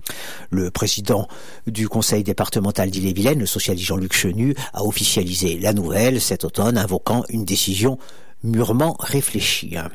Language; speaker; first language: French; native; French